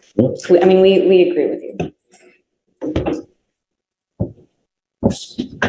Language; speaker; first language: English; native; English